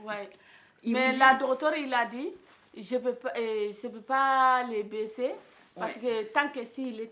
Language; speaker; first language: French; non-native, learner; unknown